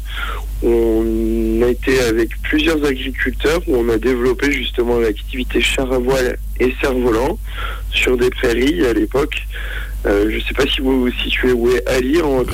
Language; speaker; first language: French; native; French